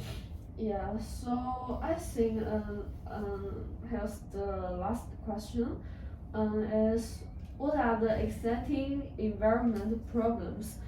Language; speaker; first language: English; non-native, learner; Chinese